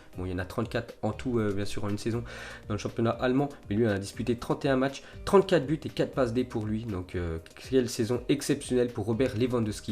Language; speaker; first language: French; native; French